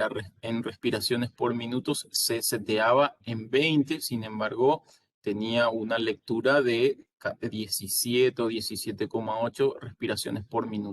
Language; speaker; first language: Spanish; native; Spanish